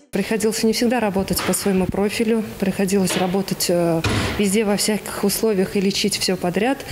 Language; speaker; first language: Russian; non-native, local second language; Turkmen